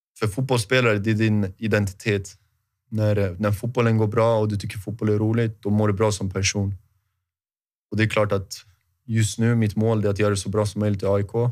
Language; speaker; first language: Swedish; native; Swedish